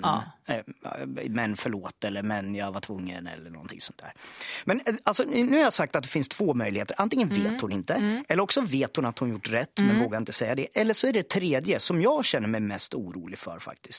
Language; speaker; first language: Swedish; native; Swedish